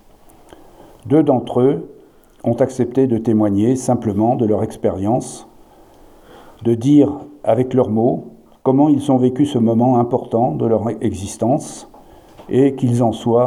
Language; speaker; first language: French; native; French